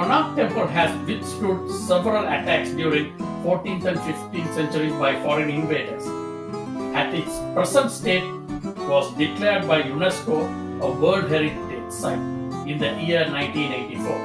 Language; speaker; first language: English; non-native, local second language; Tamil